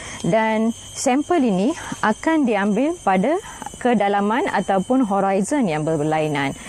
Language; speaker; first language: Malay; non-native, local second language; Tamil